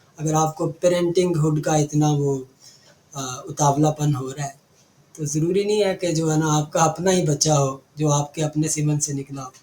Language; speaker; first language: Urdu; non-native, local second language; Punjabi